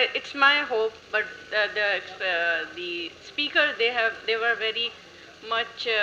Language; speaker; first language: English; non-native, local second language; Urdu